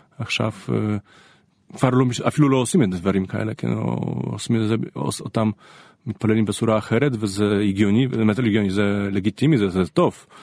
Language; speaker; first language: Hebrew; non-native, fluent; Polish